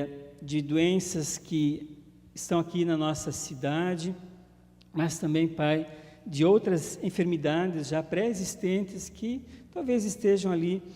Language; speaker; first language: Portuguese; native; Portuguese